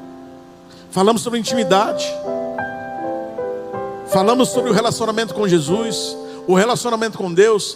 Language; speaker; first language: Portuguese; native; Portuguese